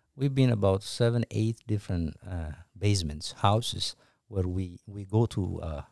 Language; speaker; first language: English; non-native, fluent; Tigrinya